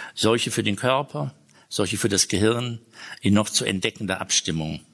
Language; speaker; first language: German; native; German